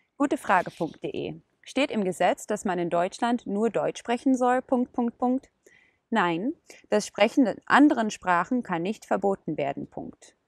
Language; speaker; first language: German; non-native, fluent; Hebrew